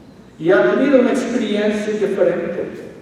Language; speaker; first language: Spanish; non-native, fluent; English